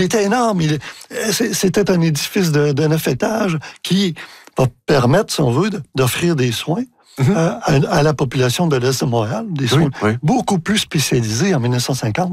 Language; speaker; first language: French; native; French